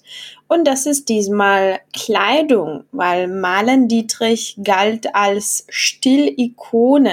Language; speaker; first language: German; non-native, fluent; Czech